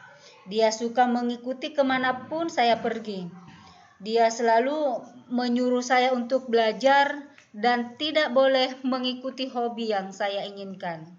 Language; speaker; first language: Indonesian; native; Indonesian